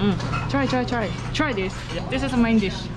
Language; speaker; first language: English; non-native, learner; Korean